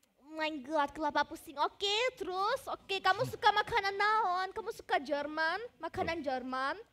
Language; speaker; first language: Indonesian; non-native, learner; German